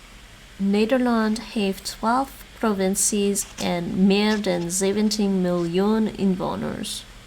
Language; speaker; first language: Dutch; non-native, learner; English